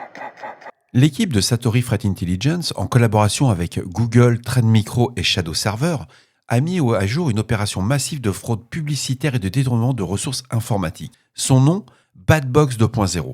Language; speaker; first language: French; native; French